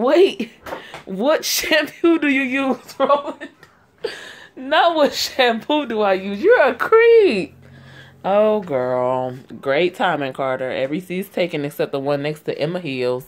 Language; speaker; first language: English; native; English